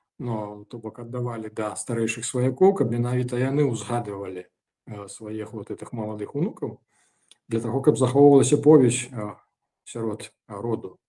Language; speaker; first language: Belarusian; native; Belarusian